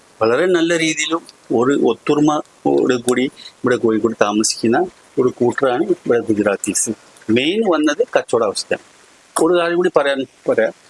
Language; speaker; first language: Malayalam; non-native, local second language; Gujarati